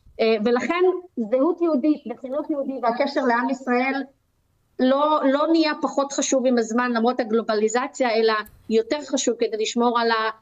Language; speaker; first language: Hebrew; native; Hebrew